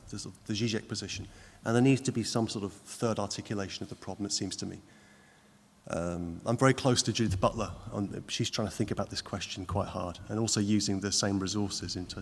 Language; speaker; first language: English; native; English